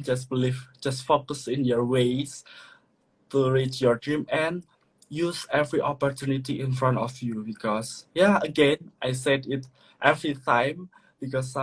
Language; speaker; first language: English; non-native, learner; Indonesian